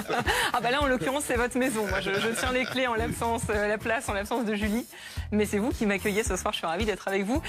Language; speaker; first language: French; native; French